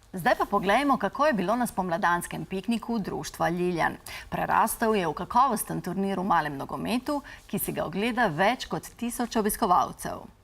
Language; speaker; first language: Slovenian; early bilingual, other home language; Serbian